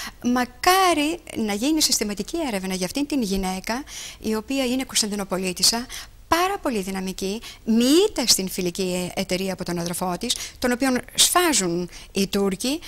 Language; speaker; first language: Greek; native; Greek